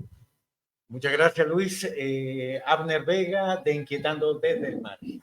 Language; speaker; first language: Spanish; native; Spanish